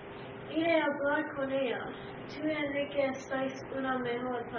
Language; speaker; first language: Spanish; non-native, learner; English